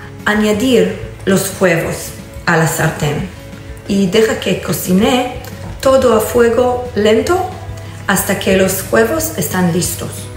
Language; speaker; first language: Spanish; non-native, learner; Hebrew